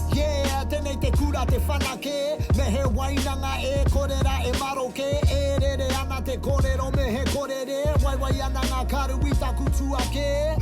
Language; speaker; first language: Māori; non-native, local second language; English